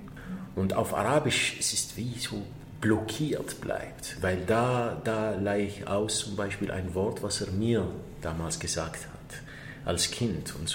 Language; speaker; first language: German; non-native, fluent; Arabic